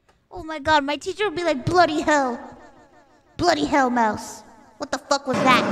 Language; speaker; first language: English; early bilingual, other home language; Spanish